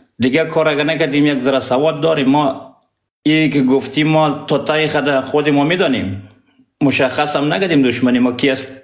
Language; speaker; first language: Persian; non-native, local second language; Pashto